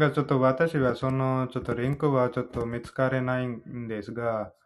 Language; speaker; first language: Japanese; non-native, fluent; Hindi